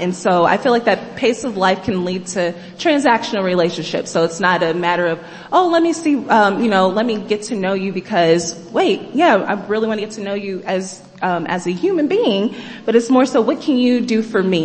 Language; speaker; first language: English; native; English